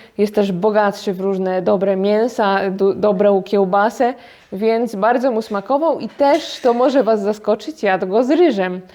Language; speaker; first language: Polish; native; Polish